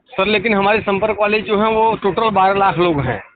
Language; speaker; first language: Hindi; native; Hindi